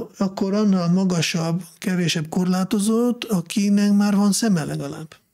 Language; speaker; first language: Hungarian; non-native, fluent; Russian